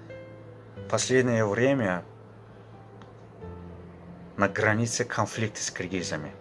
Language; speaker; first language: Russian; non-native, fluent; Tajik